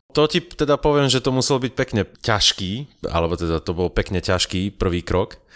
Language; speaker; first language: Slovak; native; Slovak